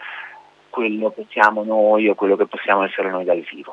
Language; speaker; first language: Italian; native; Italian